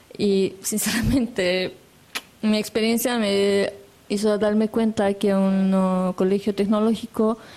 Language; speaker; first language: Spanish; non-native, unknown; Romanian